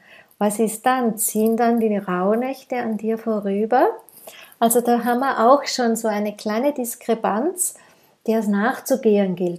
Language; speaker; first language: German; native; German